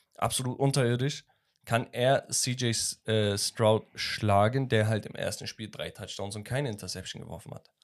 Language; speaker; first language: German; early bilingual, other home language; Turkish